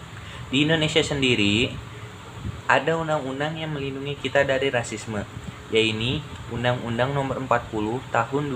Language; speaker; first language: Indonesian; native; Indonesian